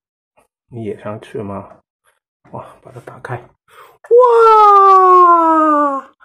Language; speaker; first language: Chinese; non-native, local second language; Cantonese